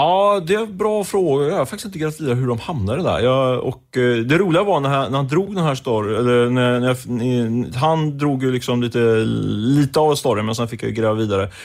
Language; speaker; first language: Swedish; native; Swedish